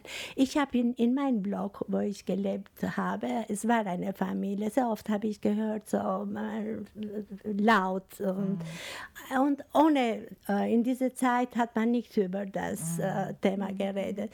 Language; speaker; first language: German; non-native, fluent; Albanian